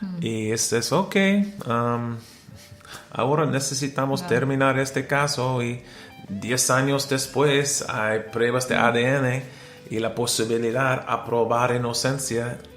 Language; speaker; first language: Spanish; non-native, learner; English